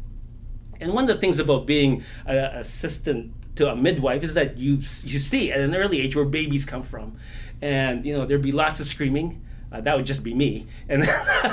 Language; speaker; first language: English; non-native, local second language; Filipino